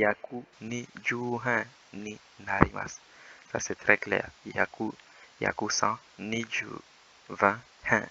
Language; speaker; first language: French; native; French